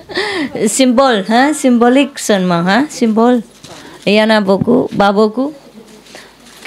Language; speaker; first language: French; non-native, learner; Vietnamese